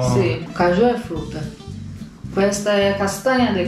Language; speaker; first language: Italian; non-native, learner; Portuguese